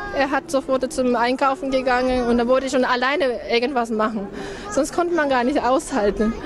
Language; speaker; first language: German; non-native, learner; Japanese